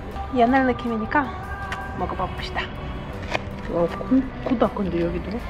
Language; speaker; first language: Korean; non-native, fluent; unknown